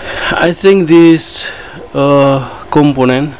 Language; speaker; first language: English; non-native, learner; Indonesian